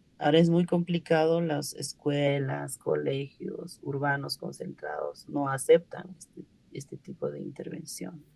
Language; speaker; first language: Spanish; non-native, local second language; Aymara